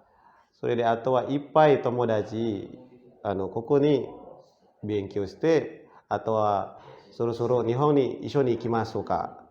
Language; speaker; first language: Japanese; non-native, learner; Indonesian